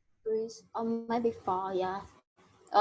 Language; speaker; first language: English; non-native, learner; Vietnamese